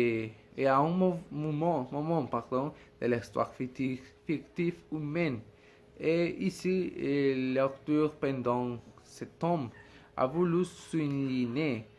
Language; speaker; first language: French; non-native, learner; Spanish